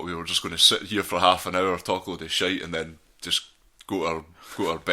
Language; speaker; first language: English; native; English